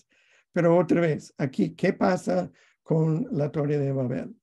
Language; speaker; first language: Spanish; non-native, fluent; English